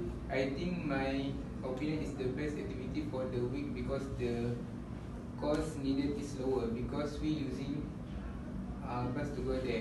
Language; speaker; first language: English; non-native, learner; Malay